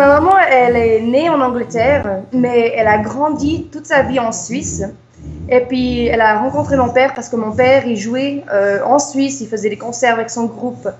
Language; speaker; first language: French; early bilingual, heritage; English